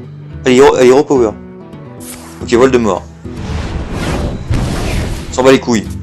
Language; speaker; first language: French; native; French